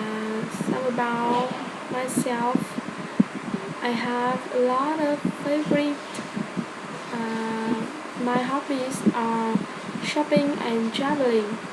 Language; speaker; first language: English; non-native, learner; Vietnamese